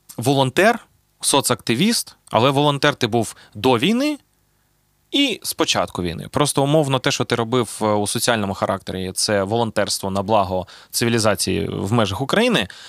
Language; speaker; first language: Ukrainian; native; Ukrainian